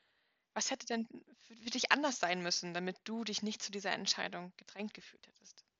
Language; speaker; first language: German; native; German